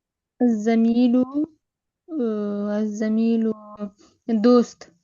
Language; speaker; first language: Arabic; non-native, learner; Urdu